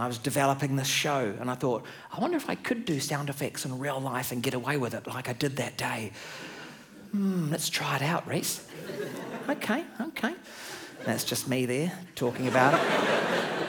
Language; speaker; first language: English; native; English